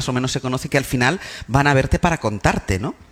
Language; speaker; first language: Spanish; native; Spanish